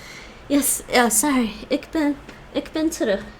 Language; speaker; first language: Dutch; non-native, learner; English